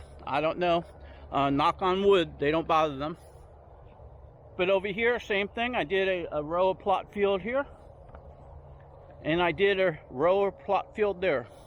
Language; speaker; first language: English; native; English